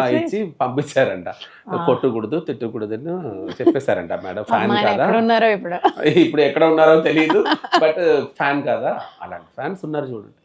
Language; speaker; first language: Telugu; non-native, local second language; Tamil